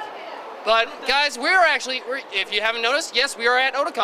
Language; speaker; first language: English; native; English